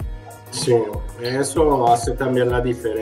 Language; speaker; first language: Spanish; non-native, fluent; French